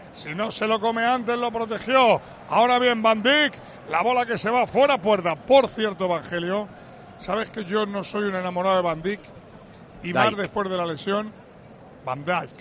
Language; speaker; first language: Spanish; native; Spanish